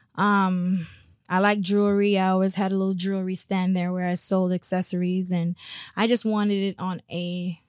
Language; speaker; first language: English; native; English